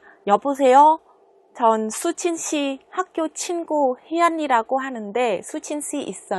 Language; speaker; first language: Korean; non-native, fluent; Vietnamese